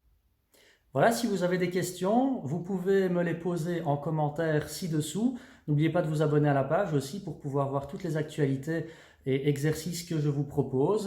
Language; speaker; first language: French; native; French